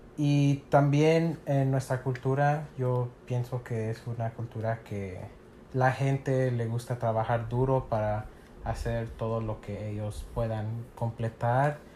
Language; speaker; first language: Spanish; early bilingual, heritage; Spanish